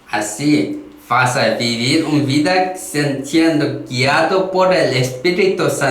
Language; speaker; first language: Spanish; non-native, learner; Korean